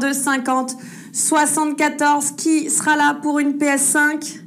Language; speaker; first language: French; native; French